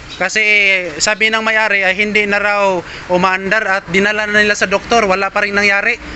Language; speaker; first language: Filipino; native; Filipino